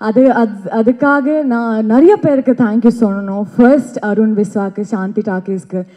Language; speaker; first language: Tamil; non-native, learner; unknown